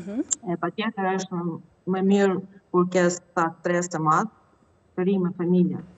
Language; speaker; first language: Albanian; non-native, learner; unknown